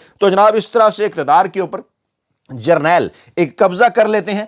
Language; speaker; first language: Urdu; native; Urdu